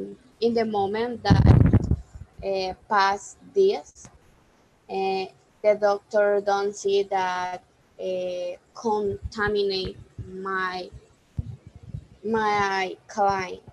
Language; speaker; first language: English; non-native, learner; Spanish